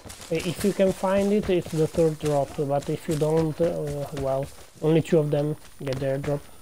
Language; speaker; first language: English; non-native, fluent; Italian